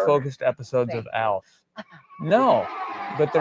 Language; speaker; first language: English; native; English